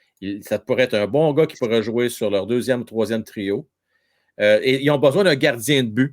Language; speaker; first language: French; native; French